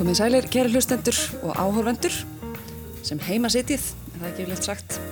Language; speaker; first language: Icelandic; native; Icelandic